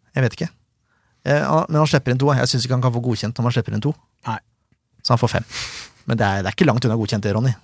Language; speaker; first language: Norwegian; native; Norwegian